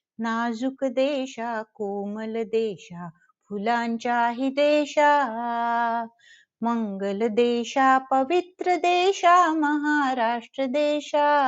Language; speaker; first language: Marathi; early bilingual, heritage; Marathi